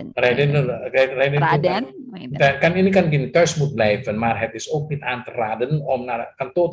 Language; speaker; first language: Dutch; non-native, fluent; Indonesian